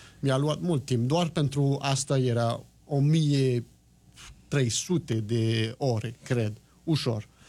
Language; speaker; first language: Romanian; non-native, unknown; French